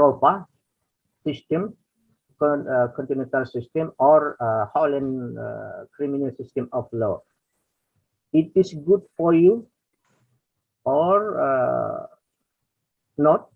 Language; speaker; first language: English; non-native, learner; Indonesian